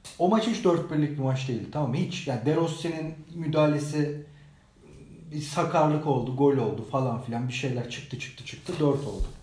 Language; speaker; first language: Turkish; native; Turkish